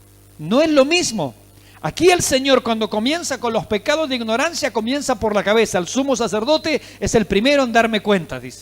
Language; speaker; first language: Spanish; native; Spanish